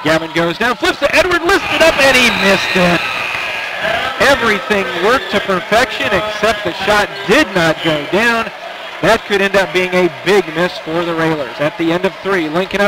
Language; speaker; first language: English; native; English